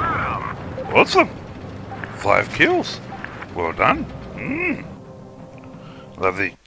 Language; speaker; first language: English; native; English